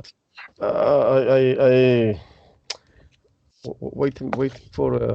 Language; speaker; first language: English; non-native, learner; Spanish